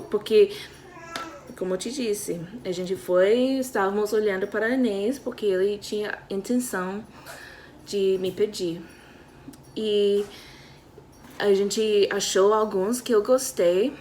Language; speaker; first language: Portuguese; non-native, fluent; English